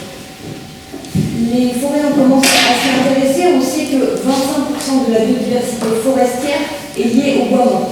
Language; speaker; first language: French; native; French